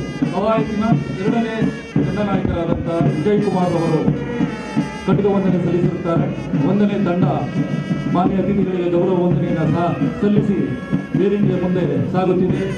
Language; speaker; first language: Kannada; native; Kannada